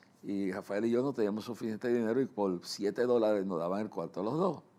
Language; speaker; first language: Spanish; native; Spanish